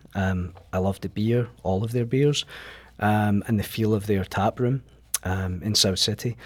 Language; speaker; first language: English; native; English